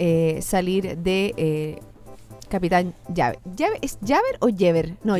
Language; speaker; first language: Spanish; native; Spanish